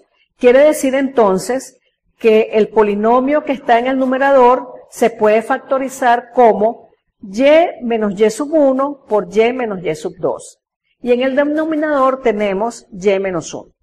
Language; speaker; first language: Spanish; native; Spanish